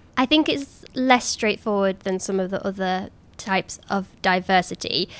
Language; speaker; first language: English; native; English